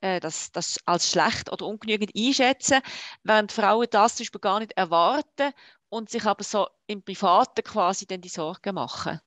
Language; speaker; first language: German; native; German